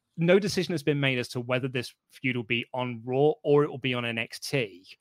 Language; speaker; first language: English; native; English